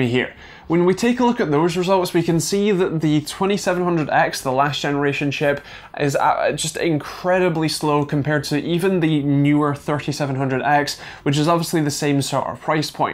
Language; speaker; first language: English; native; English